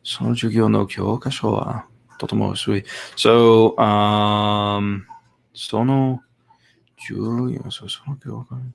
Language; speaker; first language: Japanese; non-native, learner; English